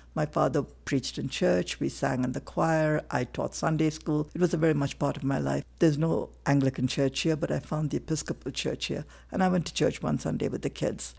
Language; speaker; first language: English; non-native, local second language; Tamil